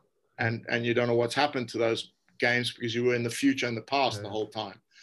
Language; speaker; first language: English; native; English